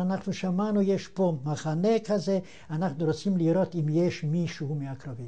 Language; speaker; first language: Hebrew; non-native, fluent; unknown